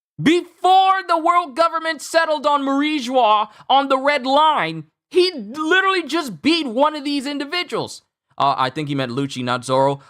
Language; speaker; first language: English; native; English